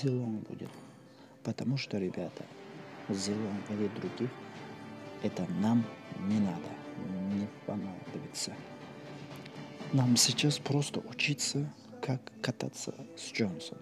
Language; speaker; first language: Russian; non-native, local second language; Uzbek